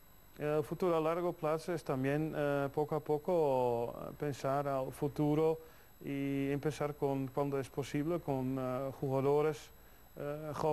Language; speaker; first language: Spanish; non-native, fluent; Dutch